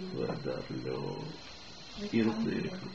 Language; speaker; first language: Hebrew; non-native, learner; English